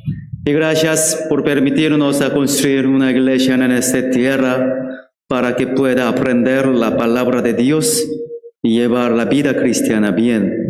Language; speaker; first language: Spanish; non-native, fluent; Korean